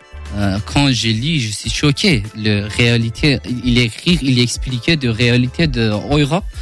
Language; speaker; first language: French; non-native, learner; Kurdish